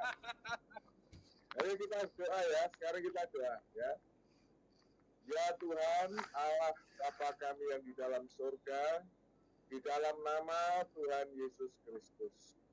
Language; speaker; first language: Indonesian; native; Indonesian